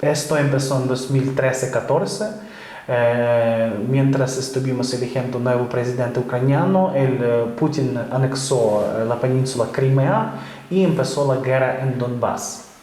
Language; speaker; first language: Spanish; non-native, fluent; Ukrainian